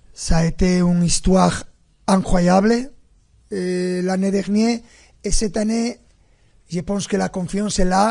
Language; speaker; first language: French; non-native, fluent; Spanish